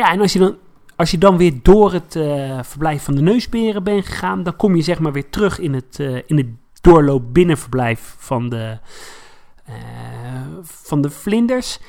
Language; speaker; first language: Dutch; native; Dutch